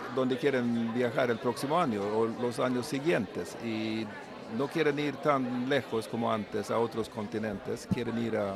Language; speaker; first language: Spanish; non-native, learner; Swedish